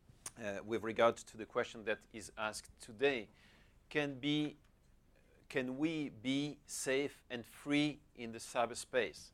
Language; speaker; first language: English; non-native, fluent; French